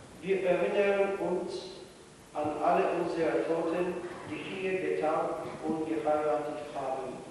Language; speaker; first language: German; non-native, learner; Polish